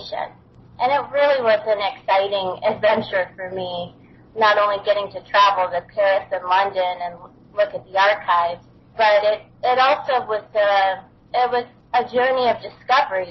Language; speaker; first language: English; native; English